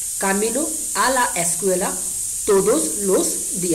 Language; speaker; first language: Spanish; non-native, fluent; Hindi